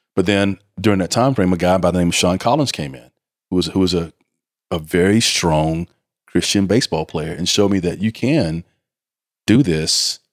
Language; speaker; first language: English; native; English